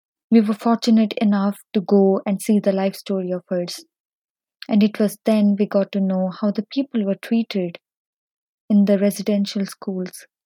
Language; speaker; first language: English; non-native, local second language; Punjabi